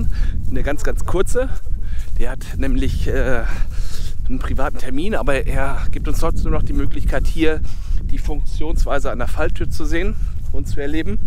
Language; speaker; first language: German; native; German